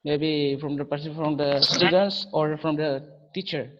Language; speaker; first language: English; non-native, learner; Indonesian